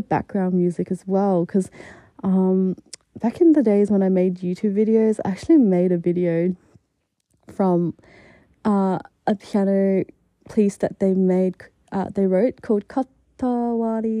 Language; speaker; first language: English; native; English